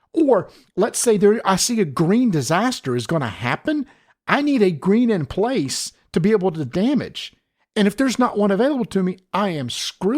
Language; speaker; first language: English; native; English